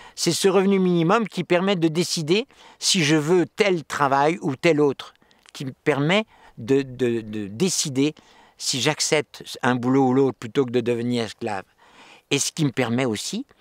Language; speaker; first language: French; native; French